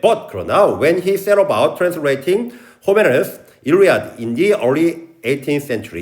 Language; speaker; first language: English; non-native, fluent; Korean